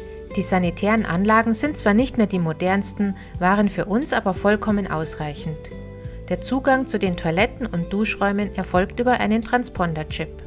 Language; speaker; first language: German; native; German